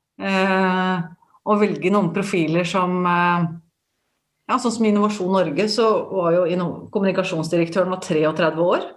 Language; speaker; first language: Norwegian; native; Norwegian